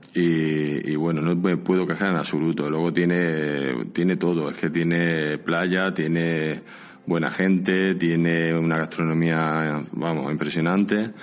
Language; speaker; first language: Spanish; native; Spanish